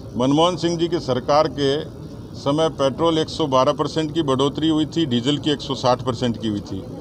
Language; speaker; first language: Hindi; native; Hindi